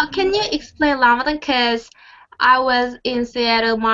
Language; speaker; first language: English; non-native, learner; Korean